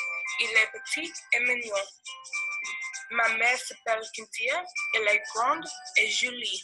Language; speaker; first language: French; non-native, learner; English